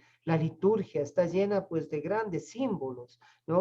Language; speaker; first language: Spanish; native; Spanish